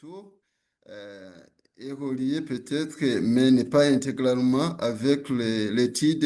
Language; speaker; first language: French; non-native, local second language; Rundi